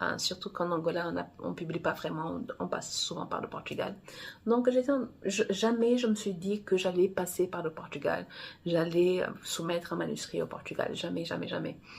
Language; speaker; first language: French; non-native, fluent; Portuguese